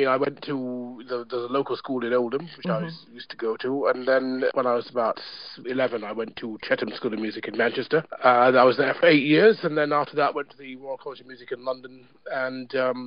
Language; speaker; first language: English; native; English